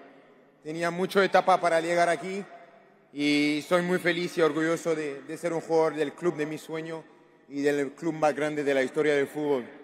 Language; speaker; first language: Spanish; non-native, learner; French